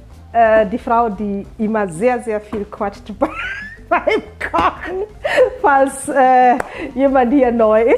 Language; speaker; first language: German; non-native, fluent; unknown